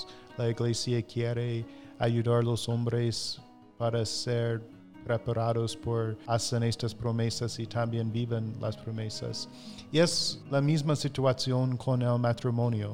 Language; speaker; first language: Spanish; non-native, fluent; English